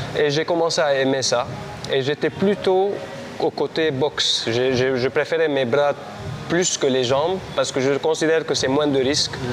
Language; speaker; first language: French; non-native, local second language; Armenian